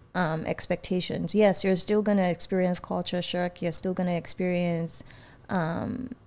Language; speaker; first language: English; native; English